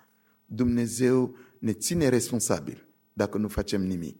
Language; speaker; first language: Romanian; non-native, fluent; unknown